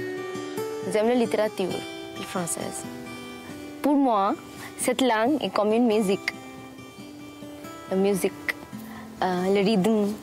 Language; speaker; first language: French; non-native, learner; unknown